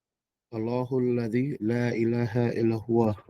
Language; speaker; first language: Arabic; non-native, learner; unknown